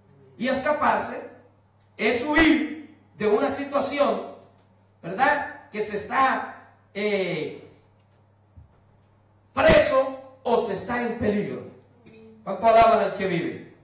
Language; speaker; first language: Spanish; native; Spanish